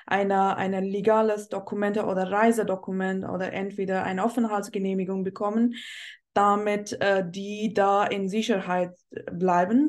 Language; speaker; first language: German; non-native, fluent; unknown